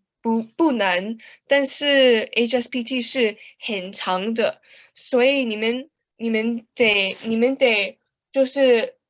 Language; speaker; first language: Chinese; early bilingual, heritage; Chinese